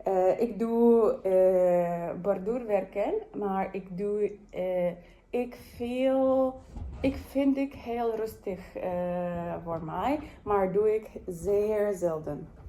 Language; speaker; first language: Dutch; non-native, learner; Yakut